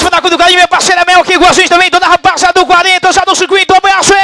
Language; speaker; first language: Portuguese; native; Portuguese